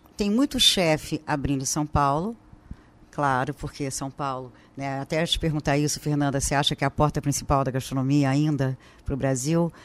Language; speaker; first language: Portuguese; native; Portuguese